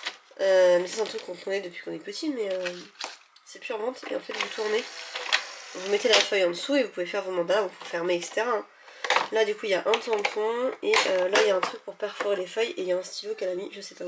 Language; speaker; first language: French; native; French